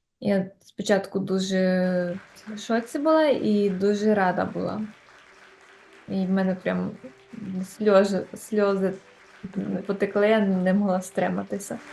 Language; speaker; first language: Ukrainian; early bilingual, heritage; Ukrainian